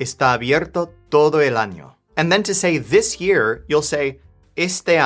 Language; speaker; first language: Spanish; non-native, fluent; English